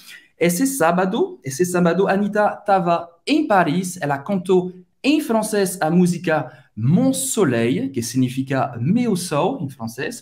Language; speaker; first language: Portuguese; non-native, fluent; French